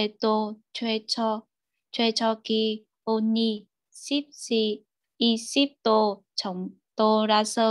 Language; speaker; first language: Korean; non-native, learner; Vietnamese